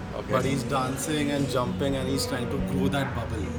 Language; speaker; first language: English; non-native, local second language; Marathi